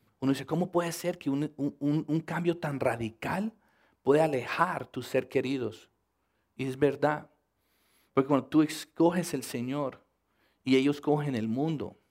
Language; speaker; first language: Spanish; early bilingual, heritage; Spanish